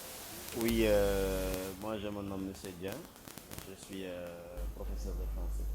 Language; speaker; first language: French; non-native, fluent; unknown